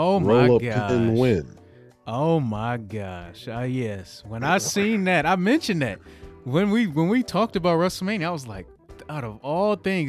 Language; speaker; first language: English; native; English